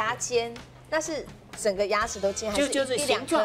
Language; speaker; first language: Chinese; native; Chinese